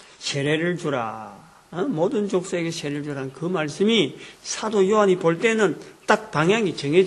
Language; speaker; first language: Korean; native; Korean